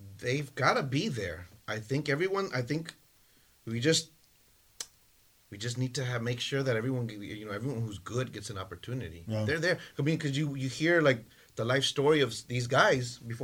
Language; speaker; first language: English; early bilingual, other home language; Spanish